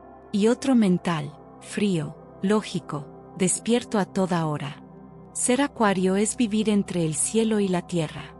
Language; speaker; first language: Spanish; native; Spanish